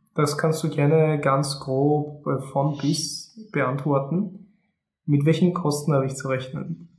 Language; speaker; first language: German; native; German